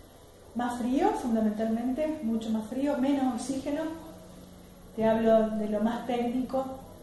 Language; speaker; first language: Spanish; native; Spanish